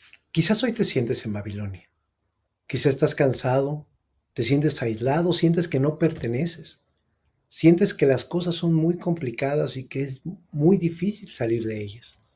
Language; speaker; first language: Spanish; native; Spanish